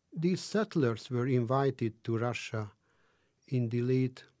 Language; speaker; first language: English; non-native, fluent; Hungarian